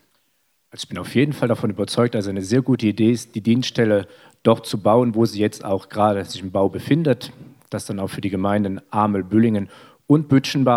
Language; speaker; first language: German; native; German